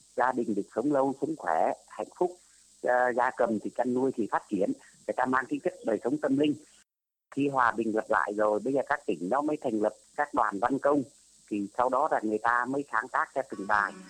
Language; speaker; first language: Vietnamese; non-native, local second language; Tày